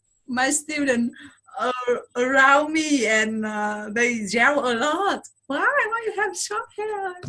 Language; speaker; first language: English; non-native, fluent; Vietnamese